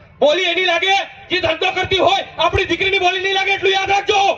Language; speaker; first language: Gujarati; non-native, local second language; Bhili